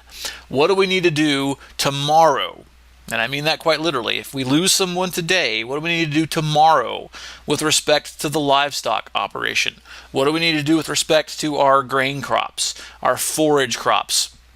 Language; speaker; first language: English; native; English